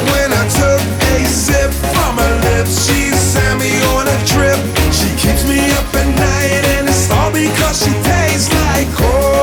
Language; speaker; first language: German; native; German